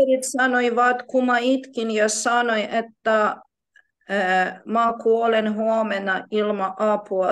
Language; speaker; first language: Finnish; non-native, learner; Ukrainian